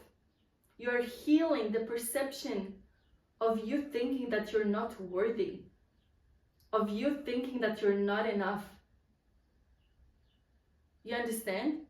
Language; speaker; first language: English; non-native, fluent; Polish